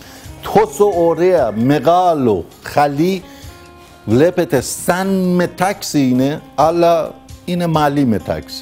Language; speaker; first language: Greek; non-native, fluent; Persian